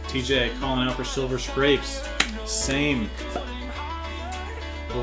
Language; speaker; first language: English; native; English